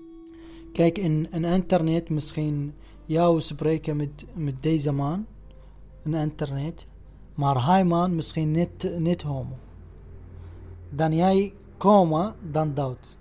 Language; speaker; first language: Dutch; non-native, learner; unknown